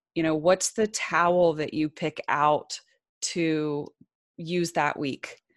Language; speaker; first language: English; native; English